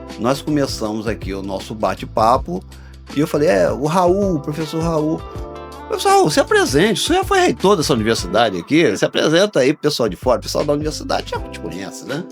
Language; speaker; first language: Portuguese; native; Portuguese